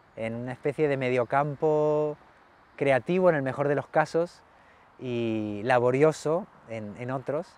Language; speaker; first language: Spanish; native; Spanish